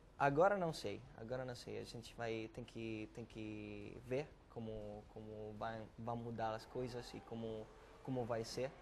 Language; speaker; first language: Portuguese; early bilingual, heritage; Italian